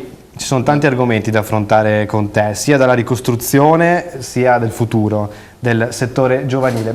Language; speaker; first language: Italian; native; Italian